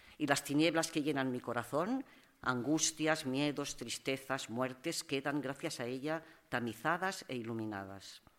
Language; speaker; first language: Spanish; non-native, local second language; Catalan